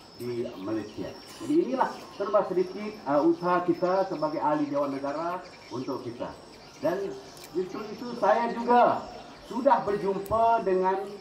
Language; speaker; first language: Malay; non-native, local second language; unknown